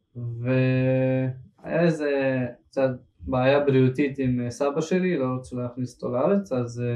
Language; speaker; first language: Hebrew; early bilingual, other home language; Ukrainian